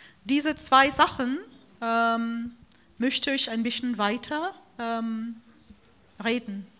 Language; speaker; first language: German; non-native, fluent; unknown